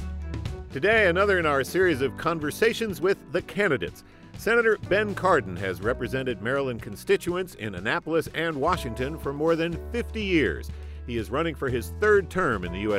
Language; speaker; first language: English; native; English